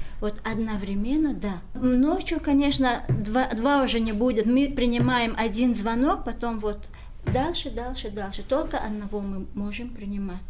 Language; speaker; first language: Russian; non-native, local second language; Tajik